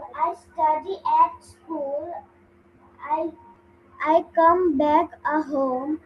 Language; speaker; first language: English; non-native, learner; Bangla